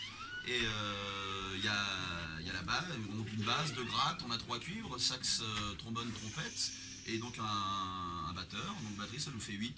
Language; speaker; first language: French; native; French